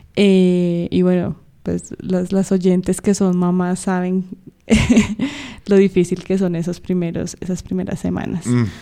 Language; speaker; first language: Spanish; native; Spanish